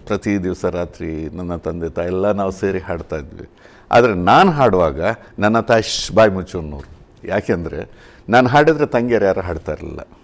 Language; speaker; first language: Kannada; early bilingual, heritage; Kannada